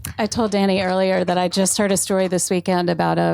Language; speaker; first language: English; native; English